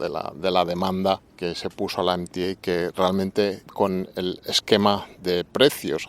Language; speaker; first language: Spanish; native; Spanish